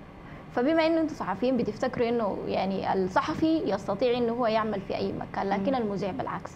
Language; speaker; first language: Arabic; native; Arabic